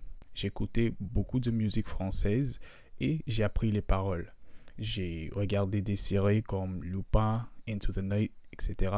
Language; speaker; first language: French; non-native, fluent; English